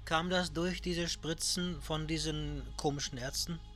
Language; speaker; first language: German; native; German